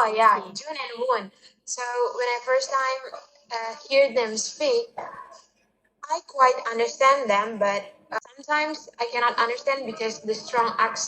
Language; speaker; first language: English; non-native, fluent; Indonesian